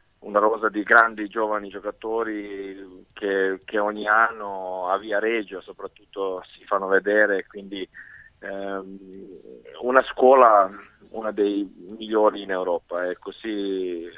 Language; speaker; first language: Italian; non-native, fluent; Serbian